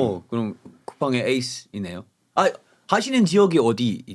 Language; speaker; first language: Korean; non-native, fluent; English